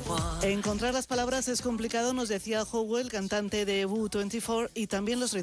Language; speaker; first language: Spanish; native; Spanish